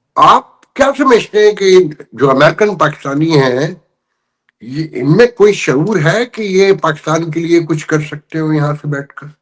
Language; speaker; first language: Urdu; native; Urdu